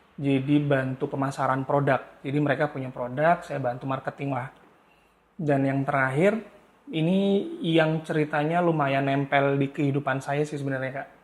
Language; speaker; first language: Indonesian; native; Indonesian